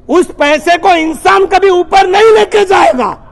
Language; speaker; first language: Hindi; non-native, local second language; Gujarati